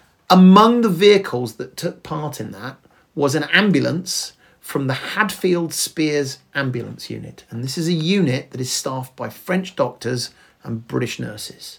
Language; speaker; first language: English; native; English